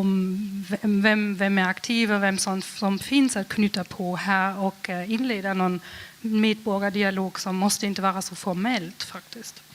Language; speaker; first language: Swedish; non-native, fluent; German